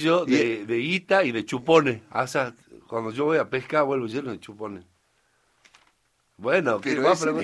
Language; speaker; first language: Spanish; native; Spanish